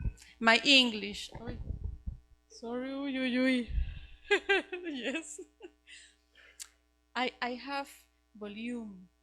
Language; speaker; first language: English; non-native, learner; Spanish